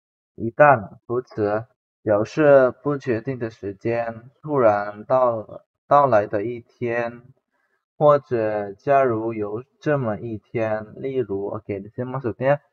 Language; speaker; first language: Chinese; non-native, fluent; Indonesian